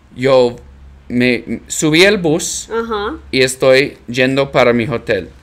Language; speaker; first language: Spanish; non-native, learner; English